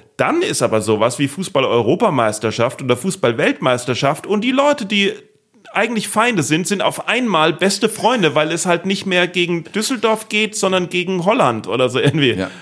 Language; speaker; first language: German; native; German